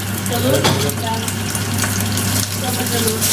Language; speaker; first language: Indonesian; non-native, learner; Russian